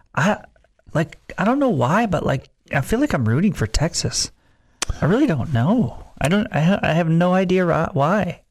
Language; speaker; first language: English; native; English